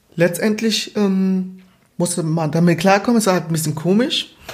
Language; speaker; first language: German; early bilingual, other home language; Portuguese